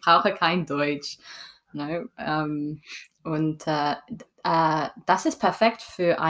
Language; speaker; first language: German; non-native, learner; English